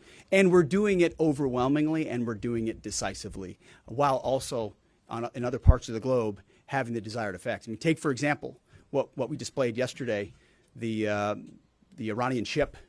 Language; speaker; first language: English; native; English